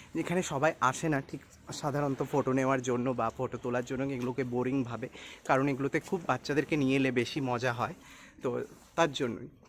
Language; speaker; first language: Bangla; native; Bangla